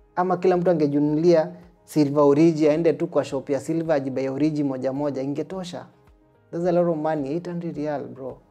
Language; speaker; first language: Swahili; native; Swahili